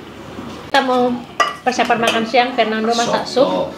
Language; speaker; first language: Indonesian; native; Indonesian